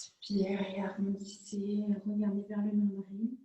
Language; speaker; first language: French; native; French